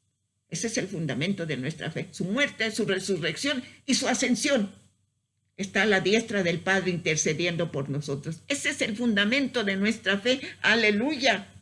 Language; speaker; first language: Spanish; native; Spanish